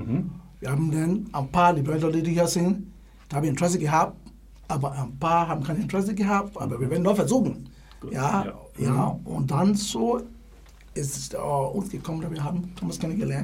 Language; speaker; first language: German; non-native, learner; English